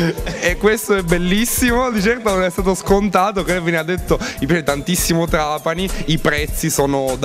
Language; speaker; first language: Italian; native; Italian